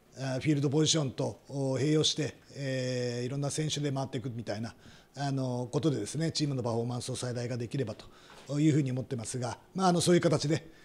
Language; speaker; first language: Japanese; native; Japanese